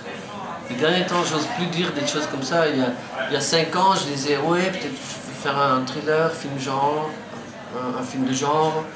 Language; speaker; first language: French; non-native, fluent; Dutch